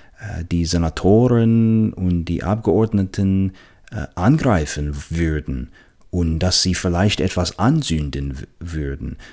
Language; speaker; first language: German; non-native, fluent; English